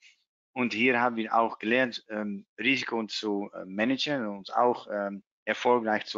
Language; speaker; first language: German; non-native, learner; Dutch